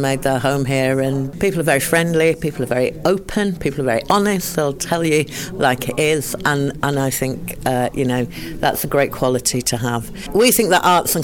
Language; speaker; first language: English; native; English